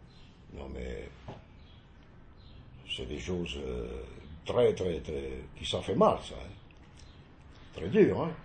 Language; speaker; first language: French; non-native, fluent; Italian